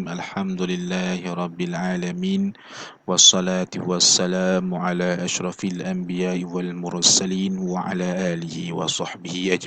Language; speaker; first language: Arabic; non-native, learner; Malay